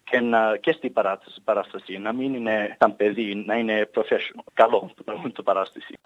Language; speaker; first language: Greek; early bilingual, heritage; English